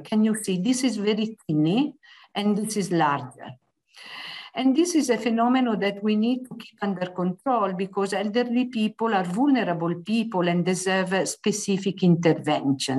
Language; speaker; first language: English; non-native, fluent; Italian